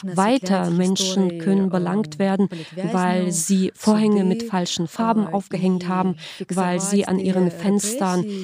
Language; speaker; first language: German; non-native, fluent; Belarusian